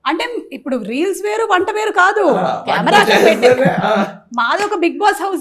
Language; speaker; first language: Telugu; native; Telugu